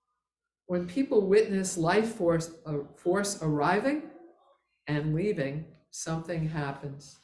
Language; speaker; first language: English; native; English